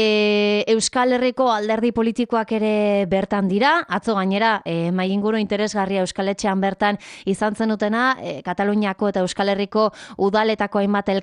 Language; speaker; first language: Basque; native; Basque